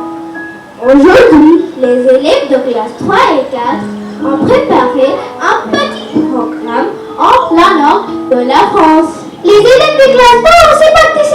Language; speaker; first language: French; non-native, learner; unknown